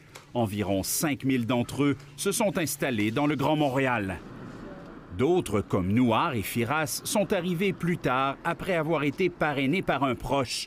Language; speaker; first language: French; native; French